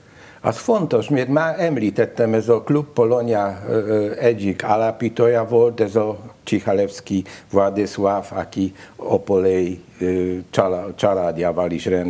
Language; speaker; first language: Hungarian; non-native, learner; Polish